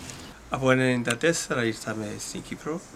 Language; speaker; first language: Greek; non-native, learner; Persian